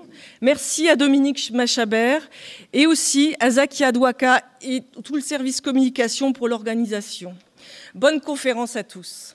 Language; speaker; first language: French; native; French